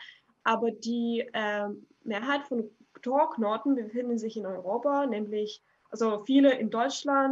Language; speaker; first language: German; non-native, fluent; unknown